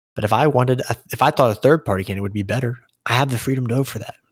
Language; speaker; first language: English; native; English